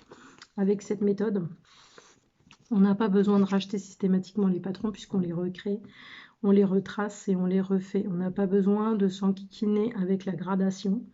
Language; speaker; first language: French; native; French